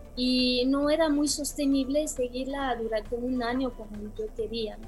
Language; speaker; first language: Spanish; non-native, fluent; Romanian